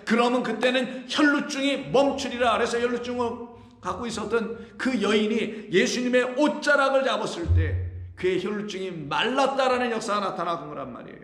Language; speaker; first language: Korean; native; Korean